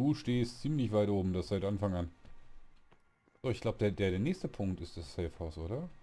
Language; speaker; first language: German; native; German